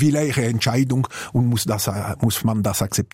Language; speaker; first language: German; non-native, local second language; French